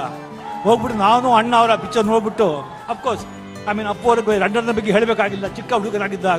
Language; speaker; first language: Kannada; non-native, local second language; Marathi